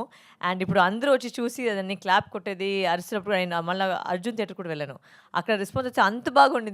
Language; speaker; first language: Telugu; non-native, fluent; Tamil